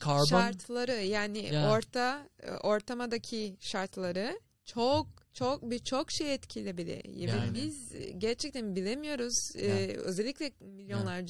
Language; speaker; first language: Turkish; non-native, learner; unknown